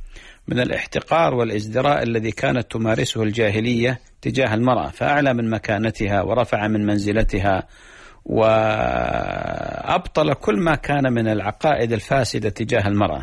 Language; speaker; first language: Arabic; native; Arabic